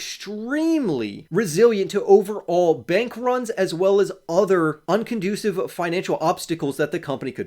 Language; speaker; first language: English; native; English